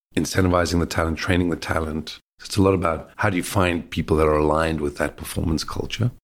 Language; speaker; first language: English; native; English